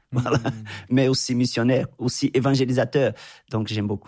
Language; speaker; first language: French; non-native, fluent; Portuguese